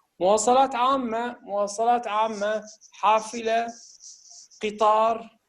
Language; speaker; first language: Arabic; non-native, fluent; Turkish